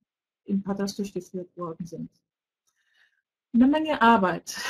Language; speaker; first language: German; non-native, fluent; Greek